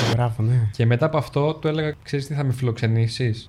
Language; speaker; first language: Greek; early bilingual, other home language; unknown